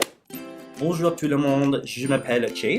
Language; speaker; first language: French; non-native, learner; English